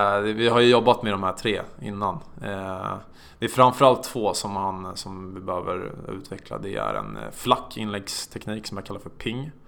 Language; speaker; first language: Swedish; native; Swedish